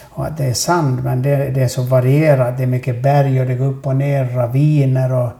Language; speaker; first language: Swedish; native; Swedish